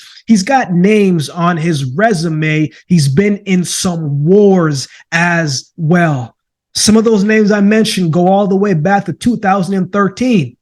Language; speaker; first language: English; native; English